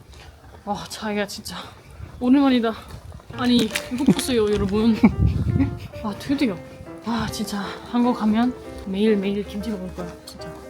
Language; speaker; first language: Korean; non-native, fluent; German